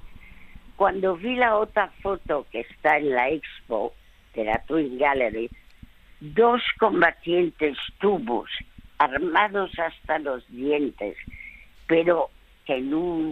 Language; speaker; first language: Spanish; early bilingual, other home language; French